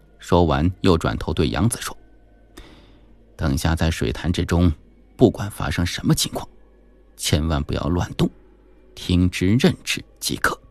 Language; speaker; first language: Chinese; native; Chinese